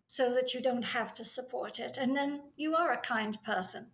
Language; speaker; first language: English; native; English